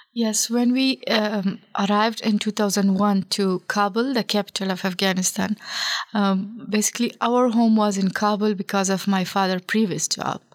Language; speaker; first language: English; non-native, local second language; Pashto